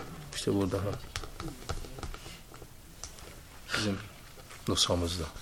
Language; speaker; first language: Turkish; native; Turkish